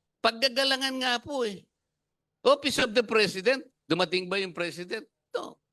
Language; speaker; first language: Filipino; native; Filipino